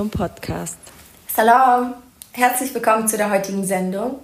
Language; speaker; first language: German; early bilingual, other home language; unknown